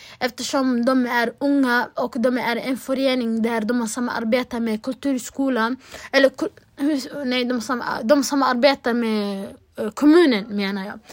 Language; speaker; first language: Swedish; early bilingual, other home language; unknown